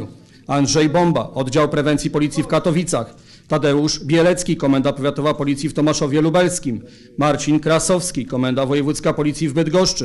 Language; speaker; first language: Polish; native; Polish